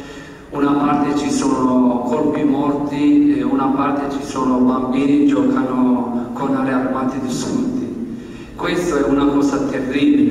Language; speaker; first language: Italian; non-native, learner; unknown